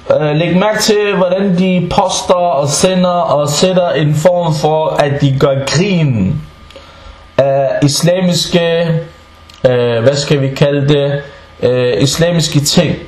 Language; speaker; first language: Danish; non-native, fluent; Arabic